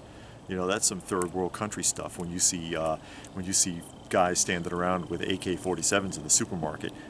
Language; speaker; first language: English; native; English